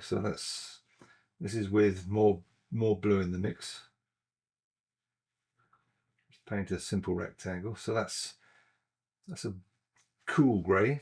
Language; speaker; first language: English; native; English